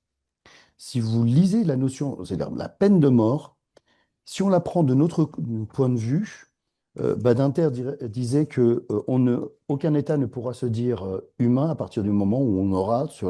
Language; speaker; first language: French; non-native, fluent; Persian